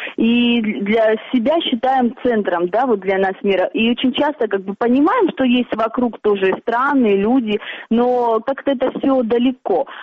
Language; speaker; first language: Russian; native; Russian